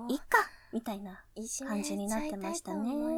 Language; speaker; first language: Japanese; native; Japanese